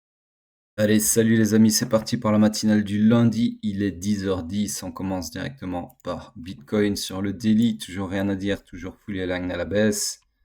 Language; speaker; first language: French; native; French